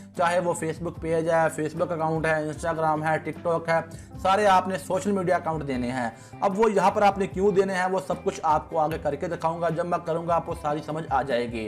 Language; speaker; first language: Urdu; non-native, local second language; Punjabi